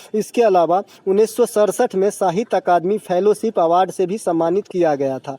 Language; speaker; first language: Hindi; native; Hindi